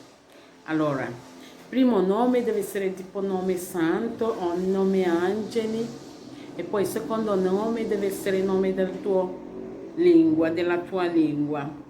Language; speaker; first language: Italian; non-native, learner; Igbo